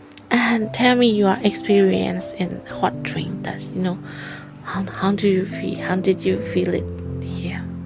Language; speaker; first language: English; non-native, learner; Burmese